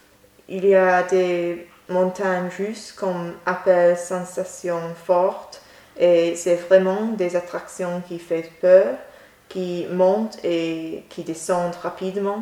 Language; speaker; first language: French; non-native, learner; English